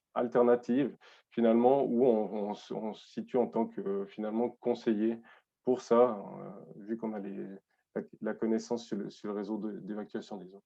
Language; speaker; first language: French; native; French